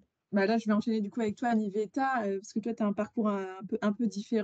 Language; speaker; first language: French; native; French